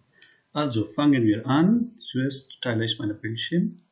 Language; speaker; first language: German; non-native, fluent; Hindi